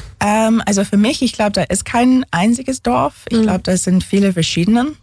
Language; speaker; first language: German; non-native, fluent; English